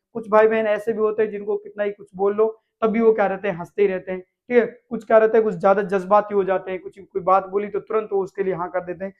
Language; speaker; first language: Hindi; native; Hindi